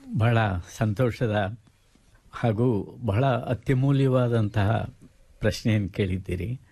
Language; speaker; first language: Kannada; native; Kannada